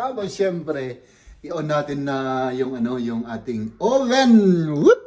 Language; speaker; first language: Filipino; native; Filipino